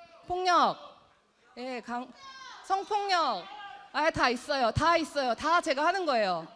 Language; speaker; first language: Korean; native; Korean